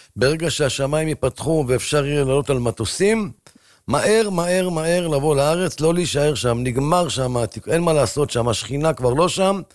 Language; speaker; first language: Hebrew; native; Hebrew